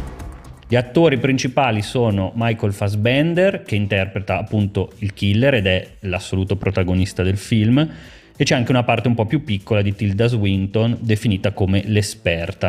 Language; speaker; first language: Italian; native; Italian